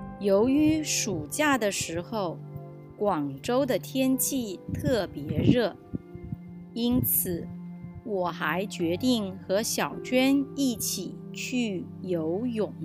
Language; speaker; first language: Chinese; early bilingual, heritage; English